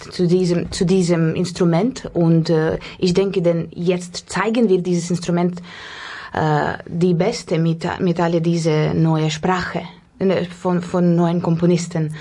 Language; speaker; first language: German; non-native, fluent; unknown